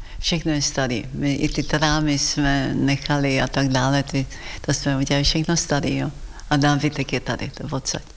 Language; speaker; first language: Czech; early bilingual, heritage; Czech